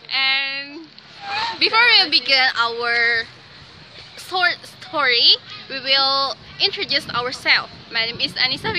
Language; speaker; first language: English; non-native, learner; Indonesian